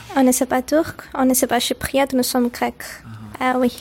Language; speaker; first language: French; non-native, learner; Greek